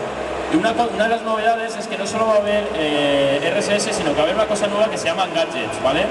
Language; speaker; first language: Spanish; native; Spanish